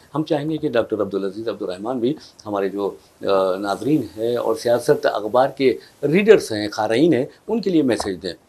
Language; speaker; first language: Urdu; native; Urdu